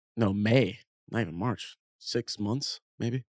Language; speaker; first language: English; early bilingual, other home language; Arabic